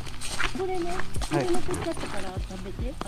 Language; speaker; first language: Japanese; native; Japanese